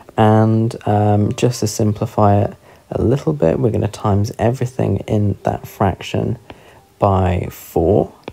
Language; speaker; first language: English; native; English